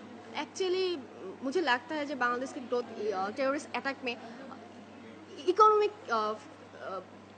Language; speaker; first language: Hindi; non-native, learner; Bangla